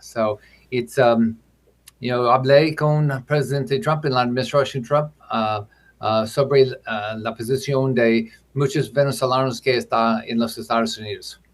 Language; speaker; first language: Spanish; non-native, learner; English